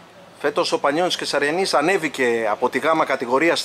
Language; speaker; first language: Greek; native; Greek